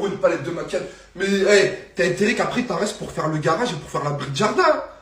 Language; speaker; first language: French; native; French